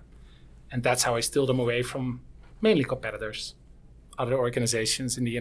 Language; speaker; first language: English; non-native, fluent; Dutch